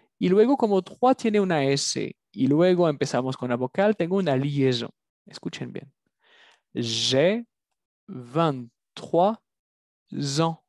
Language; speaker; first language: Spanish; non-native, fluent; French